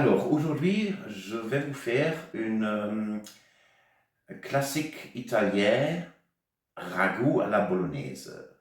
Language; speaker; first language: French; non-native, local second language; German